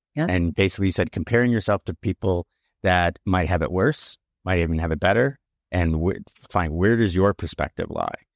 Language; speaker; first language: English; native; English